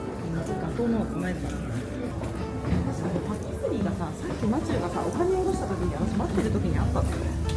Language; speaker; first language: Japanese; native; Japanese